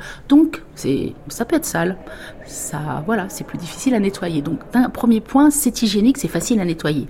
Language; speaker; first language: French; native; French